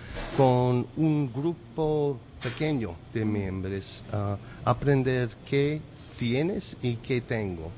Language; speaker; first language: Spanish; non-native, learner; English